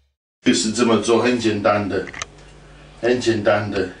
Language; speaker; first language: Chinese; non-native, fluent; Italian